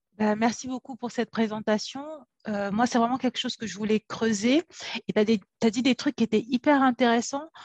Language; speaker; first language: French; native; French